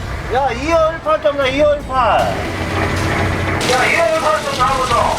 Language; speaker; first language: Korean; native; Korean